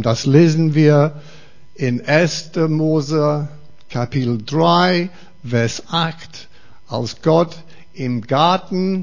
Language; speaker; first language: German; non-native, fluent; English